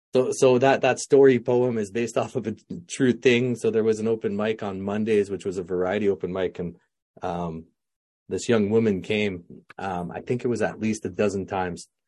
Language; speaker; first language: English; non-native, local second language; French